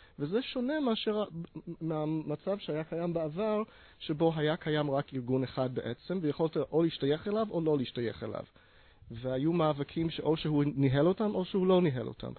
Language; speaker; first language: Hebrew; non-native, fluent; English